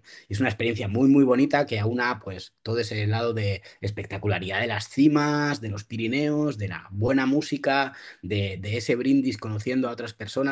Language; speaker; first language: Spanish; native; Spanish